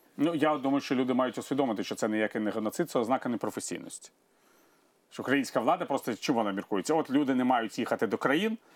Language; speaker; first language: Ukrainian; non-native, local second language; Russian